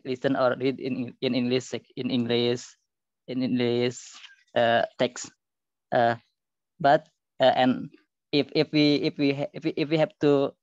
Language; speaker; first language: English; non-native, learner; Indonesian